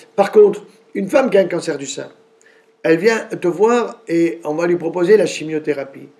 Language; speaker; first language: French; native; French